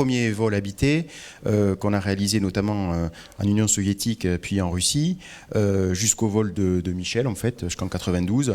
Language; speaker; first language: French; native; French